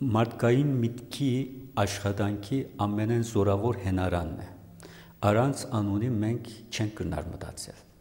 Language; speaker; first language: Armenian; native; Armenian